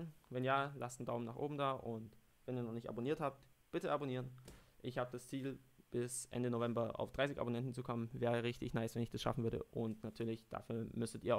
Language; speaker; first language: German; native; German